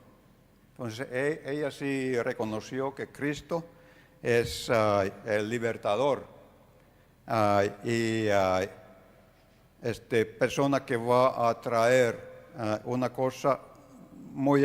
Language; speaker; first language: Spanish; non-native, fluent; Finnish